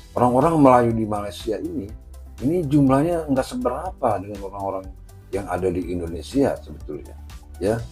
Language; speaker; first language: Indonesian; native; Indonesian